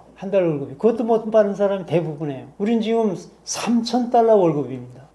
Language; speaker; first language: Korean; native; Korean